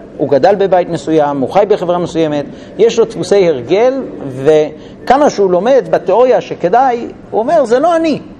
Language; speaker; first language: Hebrew; non-native, fluent; English